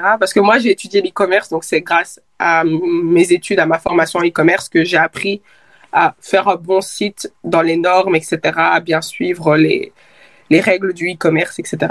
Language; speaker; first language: French; early bilingual, other home language; Lingala